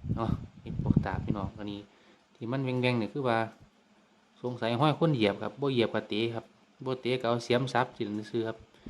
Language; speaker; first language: Thai; native; Thai